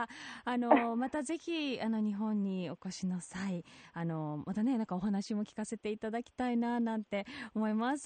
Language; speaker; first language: Japanese; native; Japanese